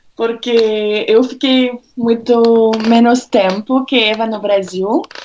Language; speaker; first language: Portuguese; non-native, fluent; French